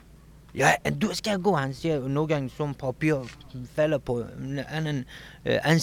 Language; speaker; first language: Danish; non-native, learner; Kurdish